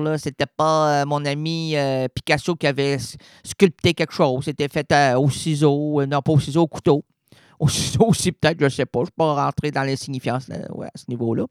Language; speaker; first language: French; native; French